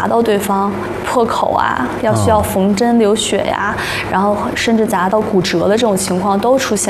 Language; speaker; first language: Chinese; native; Chinese